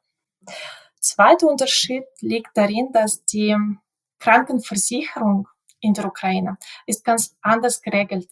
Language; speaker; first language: German; non-native, fluent; Ukrainian